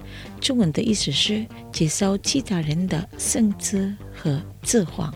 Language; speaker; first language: Chinese; non-native, fluent; Indonesian